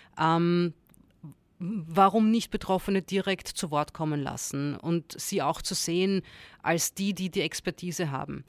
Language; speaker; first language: German; early bilingual, other home language; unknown